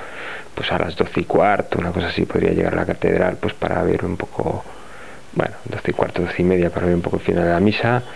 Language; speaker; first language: Spanish; native; Spanish